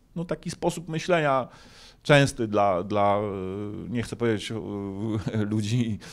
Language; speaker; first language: Polish; native; Polish